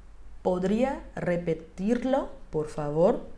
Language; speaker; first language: Spanish; non-native, fluent; Portuguese